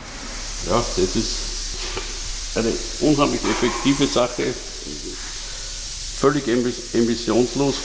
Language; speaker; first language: German; native; German